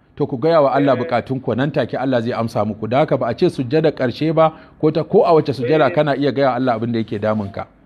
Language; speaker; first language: Hausa; native; Hausa